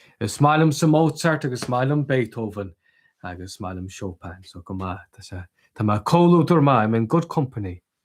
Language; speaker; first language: Irish; native; Irish